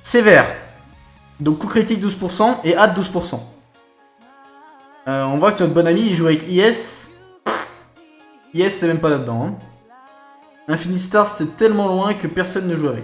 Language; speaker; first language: French; native; French